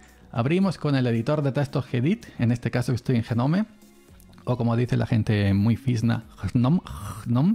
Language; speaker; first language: Spanish; native; Spanish